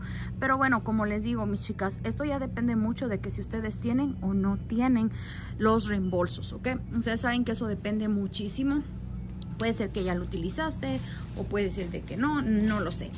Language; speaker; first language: Spanish; native; Spanish